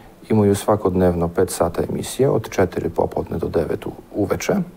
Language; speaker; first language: Serbian; non-native, fluent; Polish